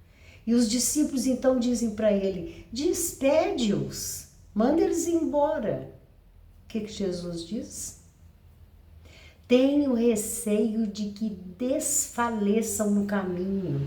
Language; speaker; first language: Portuguese; native; Portuguese